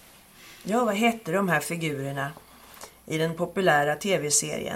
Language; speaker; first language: Swedish; native; Swedish